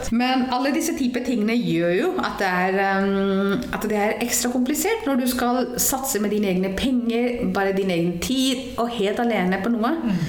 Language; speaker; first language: Norwegian; non-native, fluent; Hindi